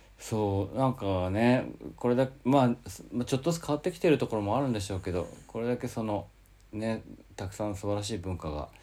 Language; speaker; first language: Japanese; native; Japanese